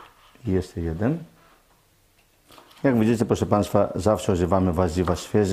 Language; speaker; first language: Polish; non-native, learner; Greek